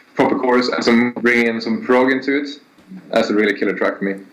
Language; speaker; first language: English; non-native, fluent; Swedish